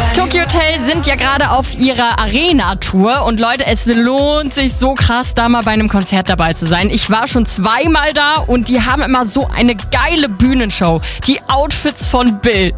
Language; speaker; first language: German; native; German